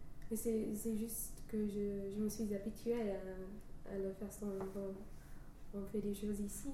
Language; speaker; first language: French; non-native, fluent; English